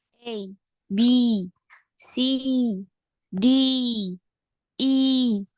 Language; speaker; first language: English; non-native, learner; Indonesian